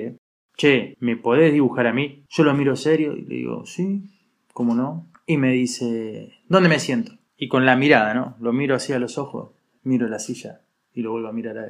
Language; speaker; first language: Spanish; native; Spanish